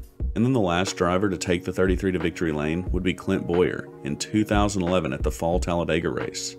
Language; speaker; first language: English; native; English